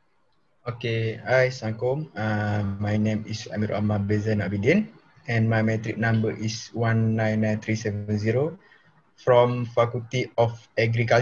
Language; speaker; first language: English; non-native, local second language; Malay